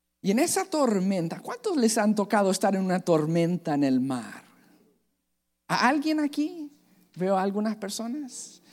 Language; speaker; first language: Spanish; native; Spanish